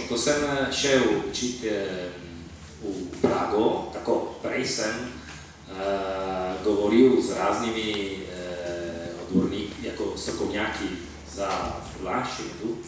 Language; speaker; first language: Slovenian; non-native, fluent; Italian